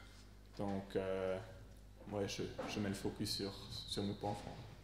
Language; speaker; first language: French; non-native, local second language; Swiss German